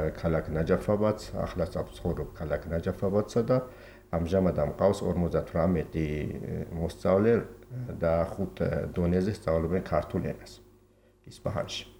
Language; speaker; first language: Georgian; early bilingual, heritage; Georgian